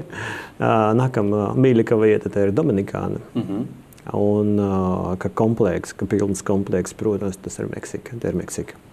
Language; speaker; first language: Latvian; non-native, local second language; Russian